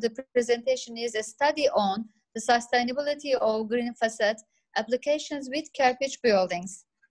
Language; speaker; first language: English; non-native, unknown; Turkish